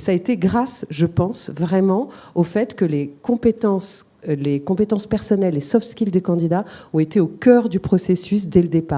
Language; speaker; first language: French; native; French